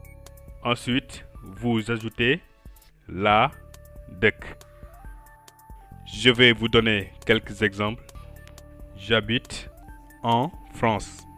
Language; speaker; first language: French; non-native, local second language; Wolof